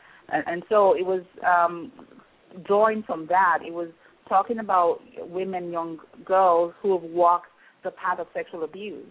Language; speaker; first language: English; non-native, local second language; Yoruba